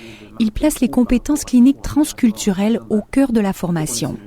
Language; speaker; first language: French; native; French